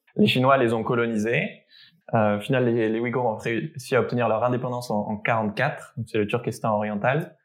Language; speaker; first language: French; native; French